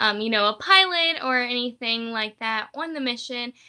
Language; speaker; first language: English; early bilingual, other home language; Spanish